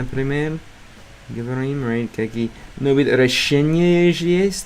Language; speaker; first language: Russian; non-native, learner; English